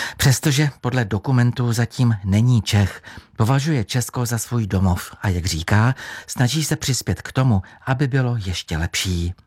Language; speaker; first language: Czech; native; Czech